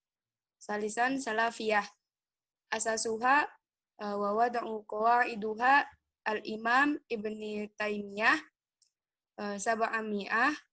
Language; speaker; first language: Arabic; non-native, learner; Indonesian